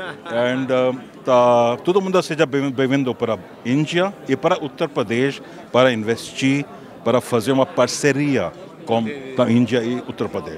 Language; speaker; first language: Portuguese; non-native, fluent; Hindi